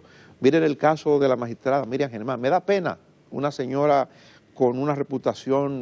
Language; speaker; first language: Spanish; native; Spanish